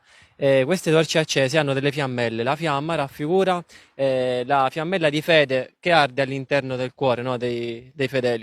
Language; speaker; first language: Italian; native; Italian